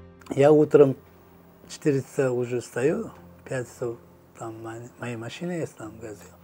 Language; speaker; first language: Russian; non-native, learner; Uzbek